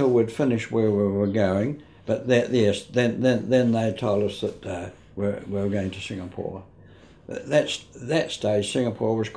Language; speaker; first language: English; native; English